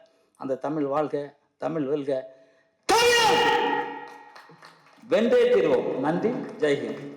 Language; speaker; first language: Tamil; native; Tamil